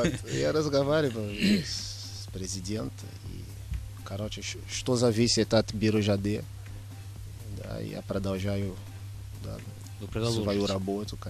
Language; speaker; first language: Russian; non-native, fluent; Portuguese